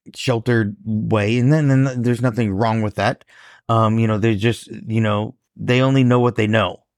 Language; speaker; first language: English; native; English